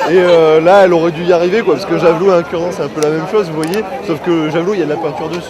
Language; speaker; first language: French; native; French